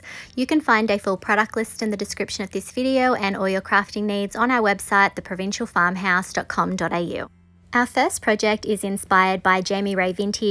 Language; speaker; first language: English; native; English